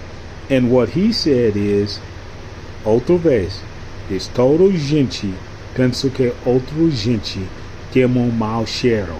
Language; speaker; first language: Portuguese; non-native, learner; English